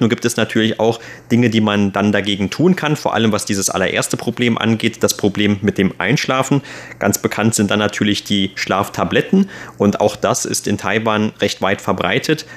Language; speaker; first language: German; native; German